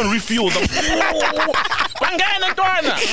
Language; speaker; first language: English; non-native, local second language; Zulu